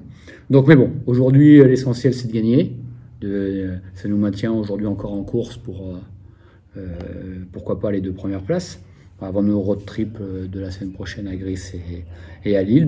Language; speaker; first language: French; native; French